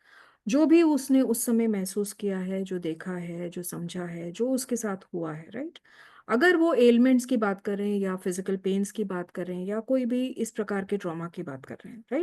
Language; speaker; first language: Hindi; native; Hindi